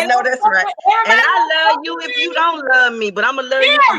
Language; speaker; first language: English; native; English